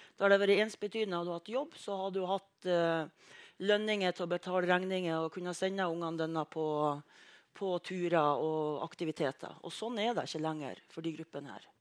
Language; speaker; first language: Norwegian; native; Norwegian